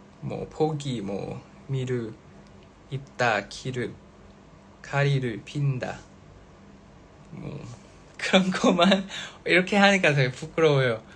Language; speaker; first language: Korean; non-native, fluent; Thai